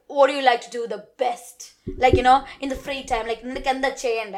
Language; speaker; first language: English; non-native, local second language; Malayalam